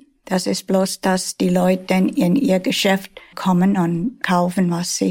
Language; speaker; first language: German; early bilingual, heritage; German